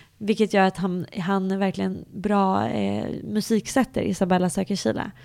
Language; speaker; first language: Swedish; early bilingual, other home language; English